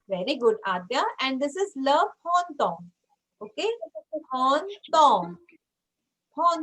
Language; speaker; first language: English; non-native, local second language; Hindi